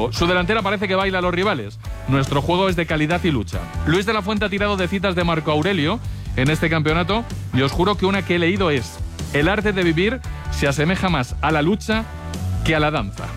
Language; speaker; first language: Spanish; native; Spanish